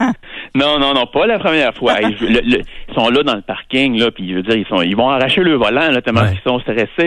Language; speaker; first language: French; native; French